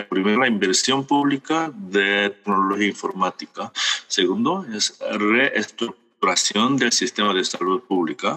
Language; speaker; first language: Spanish; non-native, fluent; Korean